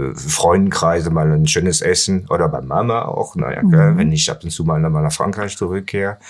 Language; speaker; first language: German; non-native, learner; French